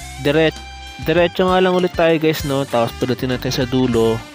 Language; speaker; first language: Filipino; native; Filipino